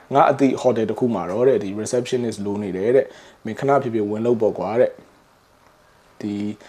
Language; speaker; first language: Burmese; native; Burmese